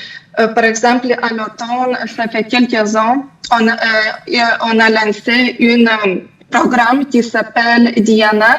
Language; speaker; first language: French; non-native, fluent; Lithuanian